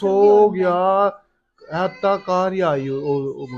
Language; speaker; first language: Turkish; non-native, learner; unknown